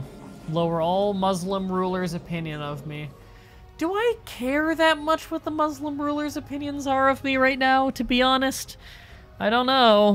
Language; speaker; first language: English; native; English